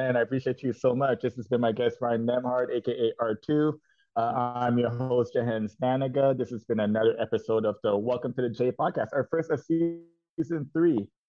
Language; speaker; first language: English; native; English